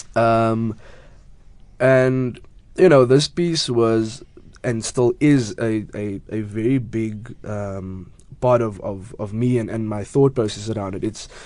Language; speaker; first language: English; native; English